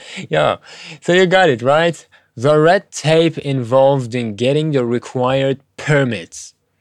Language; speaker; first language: English; non-native, fluent; Persian